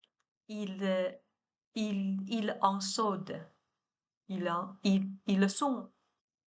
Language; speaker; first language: French; non-native, learner; Chinese